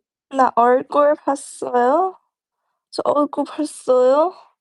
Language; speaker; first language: Korean; non-native, learner; Thai